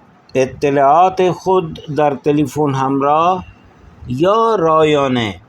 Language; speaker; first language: Persian; non-native, fluent; Urdu